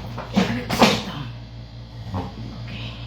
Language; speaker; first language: English; non-native, local second language; Filipino